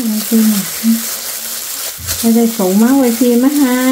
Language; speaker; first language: Vietnamese; native; Vietnamese